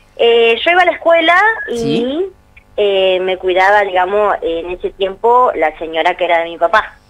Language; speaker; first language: Spanish; native; Spanish